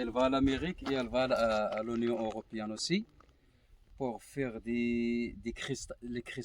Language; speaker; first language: French; non-native, learner; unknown